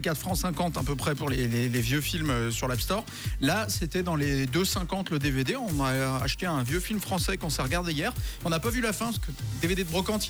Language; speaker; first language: French; native; French